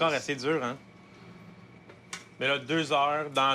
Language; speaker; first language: French; native; French